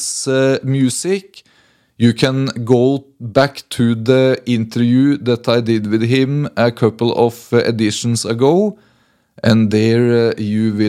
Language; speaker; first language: English; non-native, fluent; Norwegian